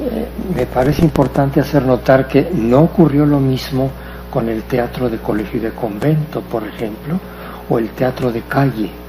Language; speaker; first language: Spanish; native; Spanish